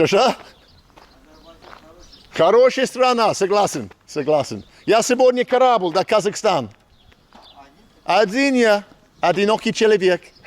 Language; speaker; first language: Russian; non-native, learner; English